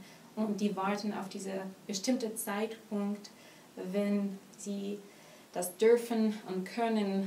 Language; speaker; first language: German; non-native, learner; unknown